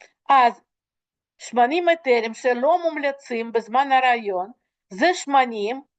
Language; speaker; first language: Hebrew; non-native, fluent; Russian